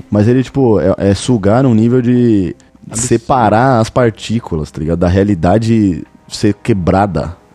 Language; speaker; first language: Portuguese; native; Portuguese